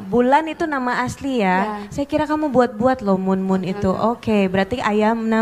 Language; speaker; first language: Indonesian; native; Indonesian